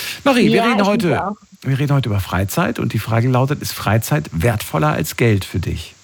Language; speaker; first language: German; native; German